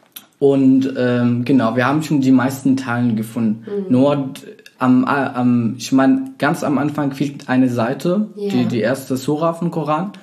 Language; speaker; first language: German; non-native, fluent; Arabic